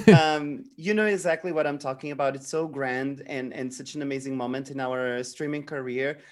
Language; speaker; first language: English; non-native, fluent; Portuguese